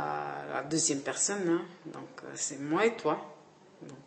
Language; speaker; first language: French; non-native, learner; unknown